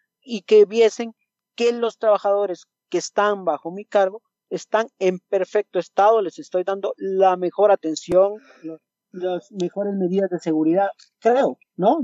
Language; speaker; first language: Spanish; native; Spanish